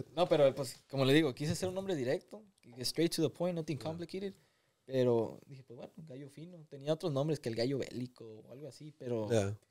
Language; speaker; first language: Spanish; early bilingual, heritage; Spanish